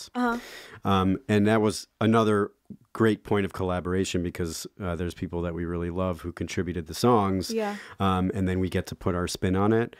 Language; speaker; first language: English; native; English